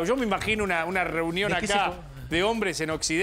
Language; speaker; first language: Spanish; native; Spanish